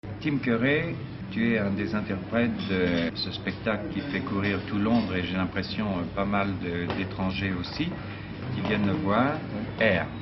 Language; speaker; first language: French; native; French